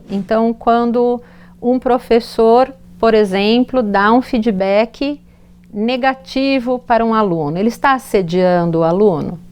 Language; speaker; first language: Portuguese; native; Portuguese